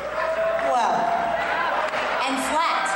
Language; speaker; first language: English; native; English